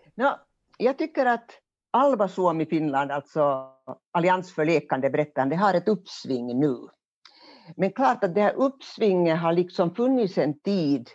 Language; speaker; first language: Swedish; native; Swedish